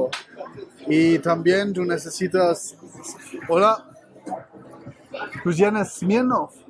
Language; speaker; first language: Spanish; non-native, learner; German